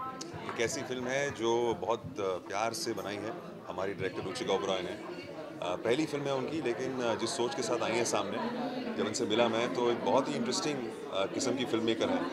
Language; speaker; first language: Hindi; native; Hindi